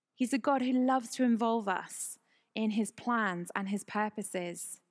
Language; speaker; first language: English; native; English